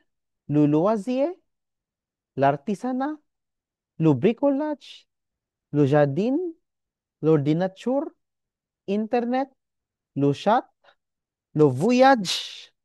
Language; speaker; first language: French; non-native, learner; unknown